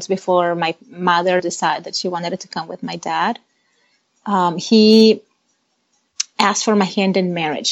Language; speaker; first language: English; non-native, fluent; Spanish